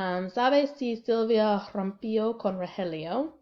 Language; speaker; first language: Spanish; non-native, fluent; English